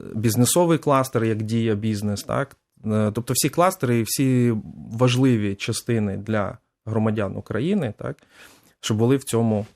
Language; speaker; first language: Ukrainian; native; Ukrainian